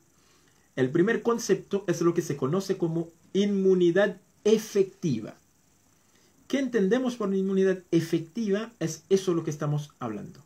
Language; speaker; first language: Spanish; non-native, fluent; Haitian Creole